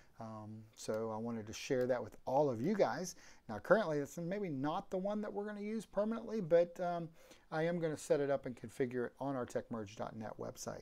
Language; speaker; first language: English; native; English